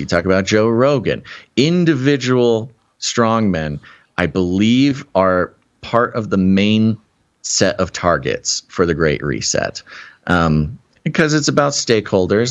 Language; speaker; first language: English; native; English